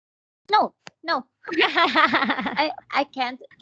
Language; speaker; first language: English; non-native, learner; Vietnamese